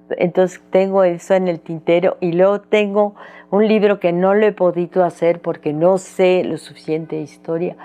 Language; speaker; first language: Spanish; early bilingual, other home language; French